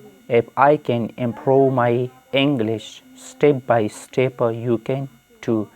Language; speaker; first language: English; non-native, fluent; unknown